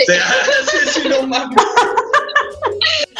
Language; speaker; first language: Spanish; native; Spanish